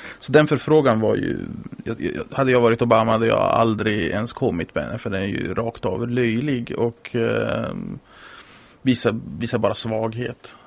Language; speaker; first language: Swedish; non-native, fluent; Italian